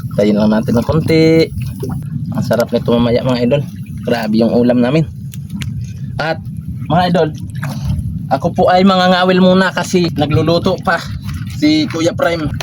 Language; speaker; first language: Filipino; non-native, local second language; Masbatenyo